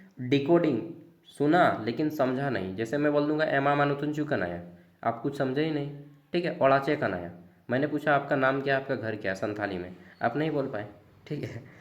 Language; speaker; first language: Hindi; native; Hindi